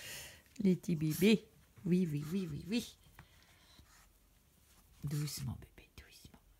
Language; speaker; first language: French; native; French